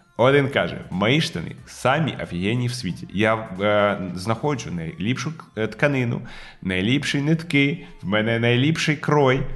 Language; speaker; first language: Ukrainian; non-native, local second language; Russian